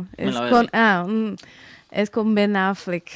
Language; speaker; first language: Spanish; non-native, fluent; Portuguese